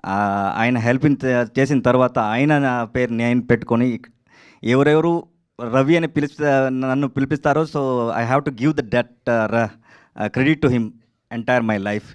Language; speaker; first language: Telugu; non-native, learner; Kannada